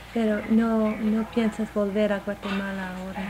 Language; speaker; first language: Spanish; non-native, fluent; English